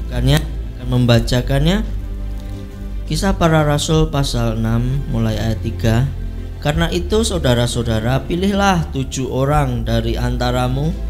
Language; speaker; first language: Indonesian; native; Indonesian